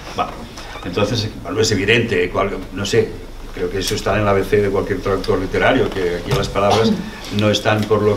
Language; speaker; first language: Spanish; non-native, local second language; Catalan